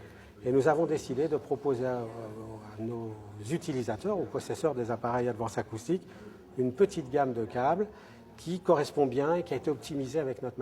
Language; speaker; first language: French; native; French